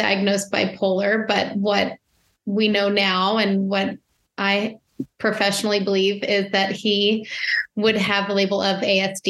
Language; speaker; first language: English; native; English